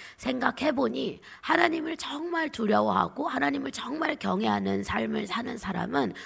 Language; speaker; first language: Korean; native; Korean